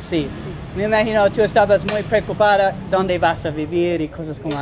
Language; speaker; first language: Spanish; non-native, learner; English